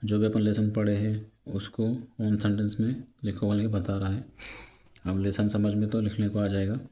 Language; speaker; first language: Hindi; non-native, local second language; Telugu